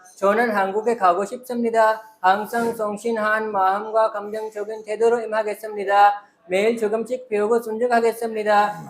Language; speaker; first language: Korean; non-native, learner; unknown